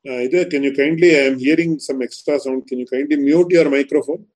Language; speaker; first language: English; non-native, local second language; Tamil